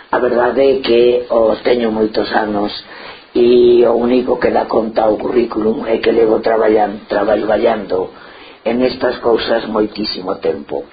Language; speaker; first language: Galician; non-native, local second language; Spanish